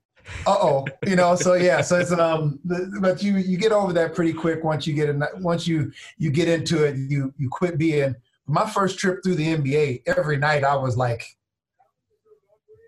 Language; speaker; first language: English; native; English